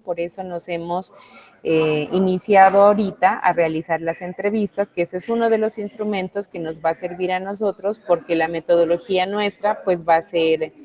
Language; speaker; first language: Spanish; native; Spanish